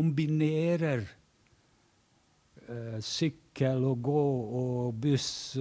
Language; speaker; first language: Norwegian; non-native, fluent; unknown